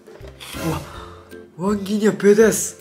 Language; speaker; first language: Indonesian; non-native, learner; Japanese